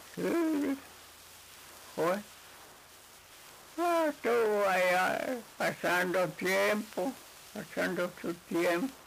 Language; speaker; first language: Spanish; non-native, local second language; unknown